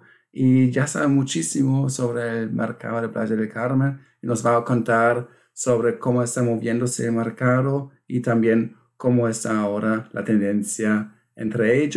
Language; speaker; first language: Spanish; non-native, fluent; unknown